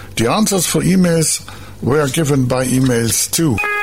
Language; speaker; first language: English; non-native, fluent; German